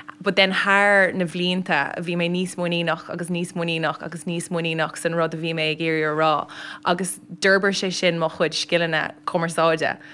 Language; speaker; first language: Irish; non-native, local second language; English